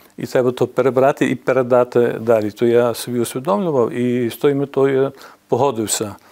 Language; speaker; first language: Ukrainian; early bilingual, heritage; Ukrainian